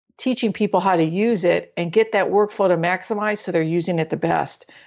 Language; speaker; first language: English; native; English